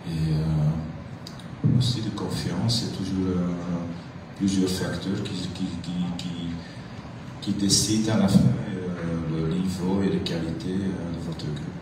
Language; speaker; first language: French; non-native, local second language; Dutch